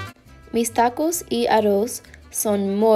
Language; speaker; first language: Spanish; non-native, learner; English